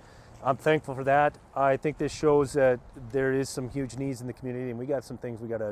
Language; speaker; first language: English; native; English